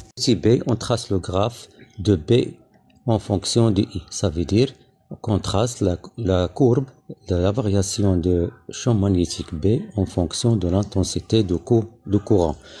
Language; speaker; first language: French; non-native, local second language; Arabic